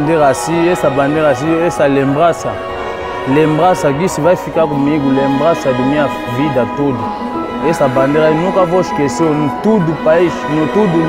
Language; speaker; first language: Portuguese; non-native, learner; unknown